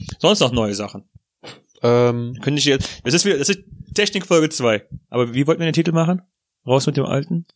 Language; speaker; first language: German; native; German